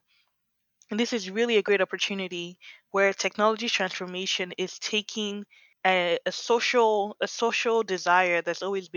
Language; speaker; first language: English; non-native, local second language; Yoruba